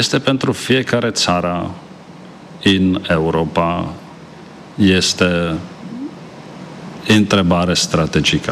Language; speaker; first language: Romanian; non-native, fluent; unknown